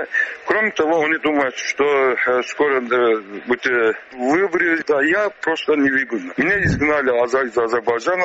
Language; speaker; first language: Russian; non-native, learner; Azerbaijani